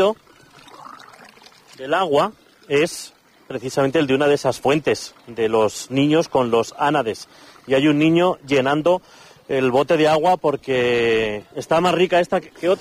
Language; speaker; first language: Spanish; native; Spanish